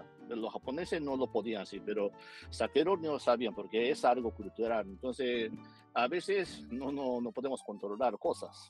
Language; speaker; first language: Spanish; non-native, fluent; Japanese